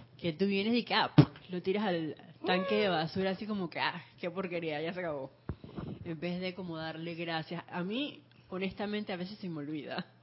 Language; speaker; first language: Spanish; native; Spanish